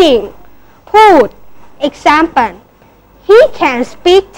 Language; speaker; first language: English; non-native, learner; Thai